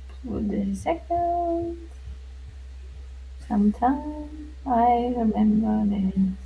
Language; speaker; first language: English; non-native, learner; Russian